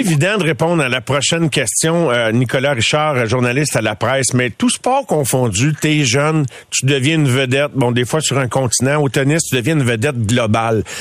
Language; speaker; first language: French; native; French